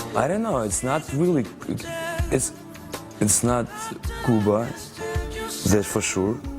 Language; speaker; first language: English; non-native, learner; Russian